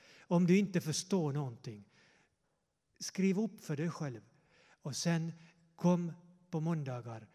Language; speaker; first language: Swedish; non-native, fluent; Finnish